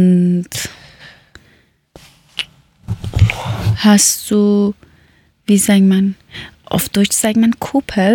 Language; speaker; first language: German; non-native, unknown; Persian